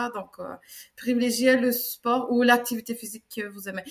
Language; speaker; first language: French; non-native, fluent; Turkish